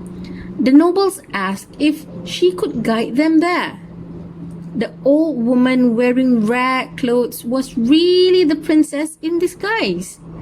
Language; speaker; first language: English; non-native, local second language; Malay